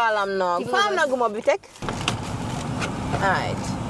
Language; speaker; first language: Macedonian; non-native, learner; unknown